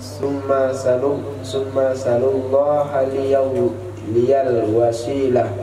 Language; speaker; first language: Arabic; non-native, fluent; Indonesian